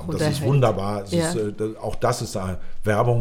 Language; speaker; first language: German; native; German